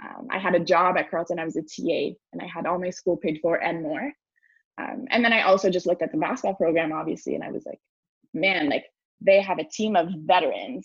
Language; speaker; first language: English; early bilingual, other home language; French